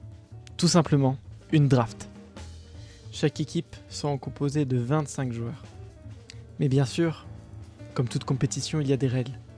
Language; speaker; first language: French; native; French